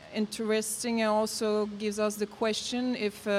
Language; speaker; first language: English; non-native, learner; Polish